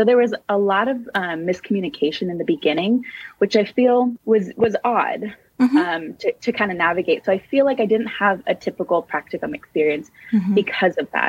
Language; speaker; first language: English; native; English